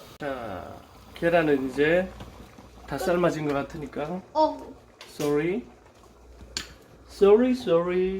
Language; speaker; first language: Korean; native; Korean